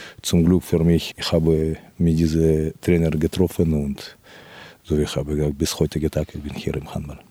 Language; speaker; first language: German; non-native, fluent; Russian